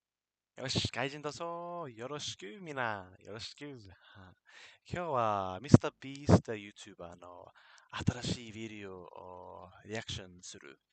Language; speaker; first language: Japanese; non-native, learner; English